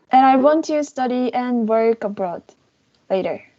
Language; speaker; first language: English; non-native, learner; Korean